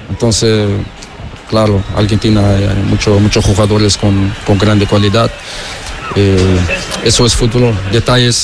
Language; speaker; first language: Spanish; non-native, learner; Portuguese